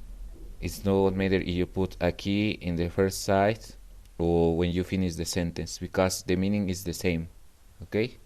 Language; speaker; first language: English; non-native, fluent; Spanish